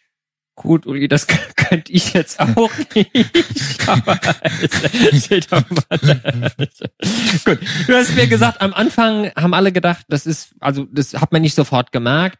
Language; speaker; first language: German; native; German